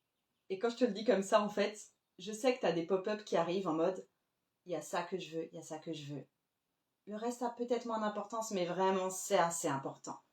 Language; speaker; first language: French; native; French